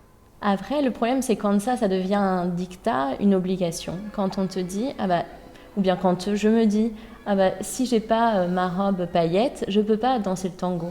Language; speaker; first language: French; native; French